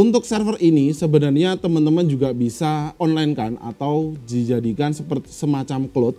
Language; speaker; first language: Indonesian; native; Indonesian